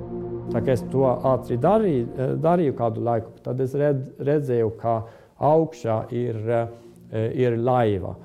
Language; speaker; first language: Latvian; non-native, fluent; Estonian